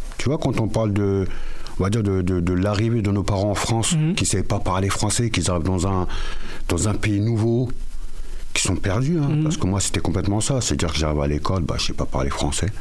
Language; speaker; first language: French; early bilingual, other home language; Mandingo